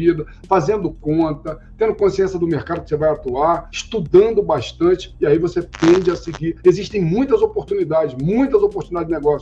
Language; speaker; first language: Portuguese; native; Portuguese